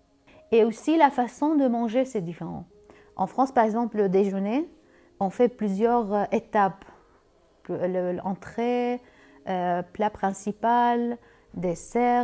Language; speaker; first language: French; non-native, learner; Arabic